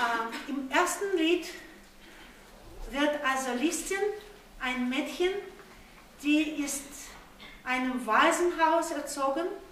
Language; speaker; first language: German; non-native, fluent; Russian